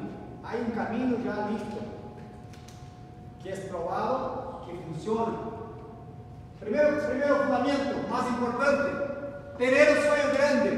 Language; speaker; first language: Spanish; non-native, learner; Portuguese